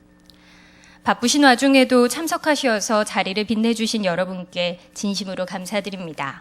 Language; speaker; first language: Korean; native; Korean